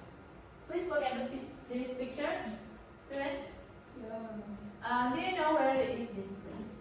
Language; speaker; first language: English; non-native, learner; Indonesian